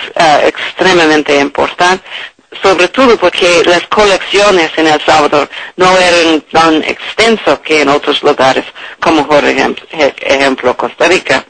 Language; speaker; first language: Spanish; non-native, learner; English